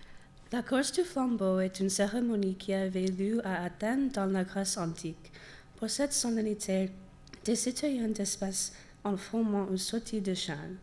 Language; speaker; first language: French; non-native, learner; English